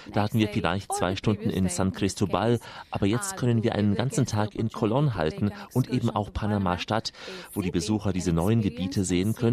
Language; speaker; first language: German; native; German